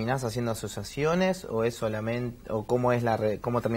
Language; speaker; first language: Spanish; native; Spanish